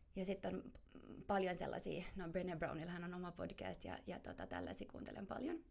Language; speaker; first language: Finnish; non-native, fluent; German